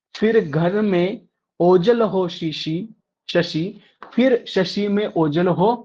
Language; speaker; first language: Hindi; non-native, local second language; Marathi